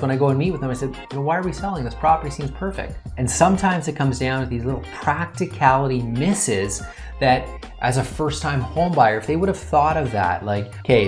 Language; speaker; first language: English; native; English